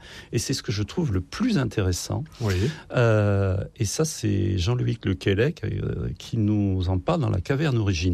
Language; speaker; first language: French; native; French